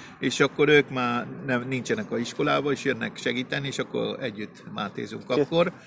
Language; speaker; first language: Hungarian; early bilingual, heritage; Spanish